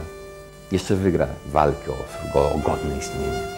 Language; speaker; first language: Polish; early bilingual, heritage; Polish